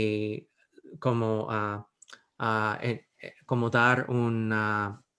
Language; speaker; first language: Spanish; non-native, fluent; English